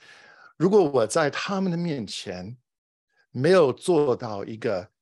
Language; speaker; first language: Chinese; non-native, fluent; English